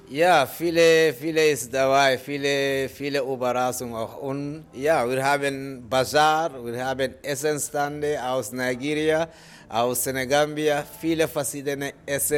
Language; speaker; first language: German; non-native, learner; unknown